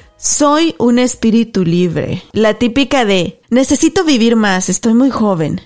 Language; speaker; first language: Spanish; native; Spanish